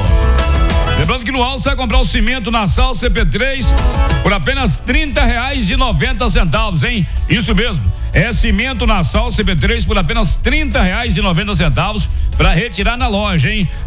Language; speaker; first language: Portuguese; native; Portuguese